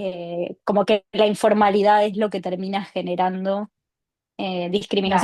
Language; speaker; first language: Spanish; native; Spanish